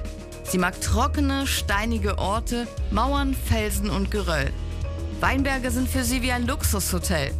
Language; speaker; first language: German; native; German